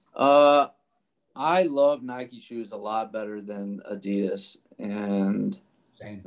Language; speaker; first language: English; native; English